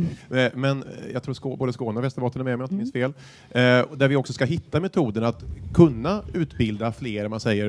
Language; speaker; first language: Swedish; native; Swedish